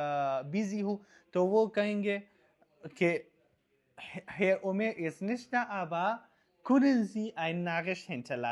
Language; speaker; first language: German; non-native, fluent; Urdu